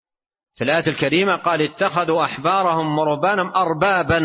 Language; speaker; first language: Arabic; native; Arabic